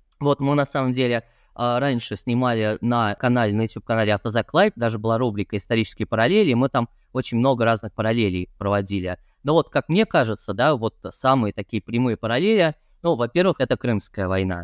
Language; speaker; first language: Russian; native; Russian